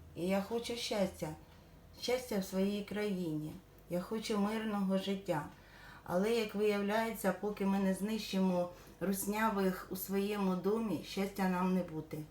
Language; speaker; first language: Ukrainian; non-native, local second language; Russian